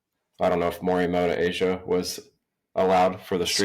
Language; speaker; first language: English; native; English